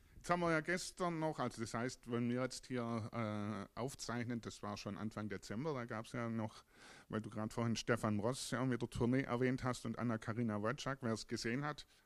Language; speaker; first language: German; native; German